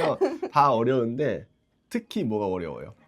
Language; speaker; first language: Korean; non-native, fluent; Japanese